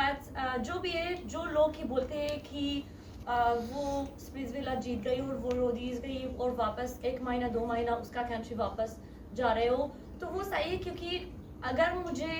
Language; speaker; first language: Hindi; non-native, learner; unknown